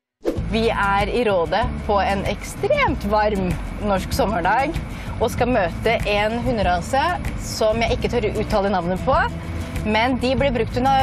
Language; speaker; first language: Norwegian; native; Norwegian